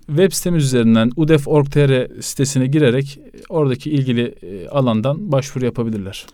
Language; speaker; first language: Turkish; native; Turkish